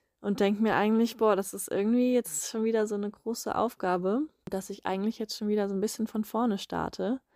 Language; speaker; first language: German; native; German